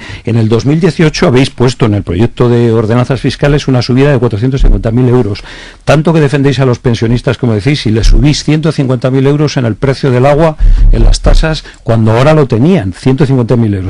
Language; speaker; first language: Spanish; native; Spanish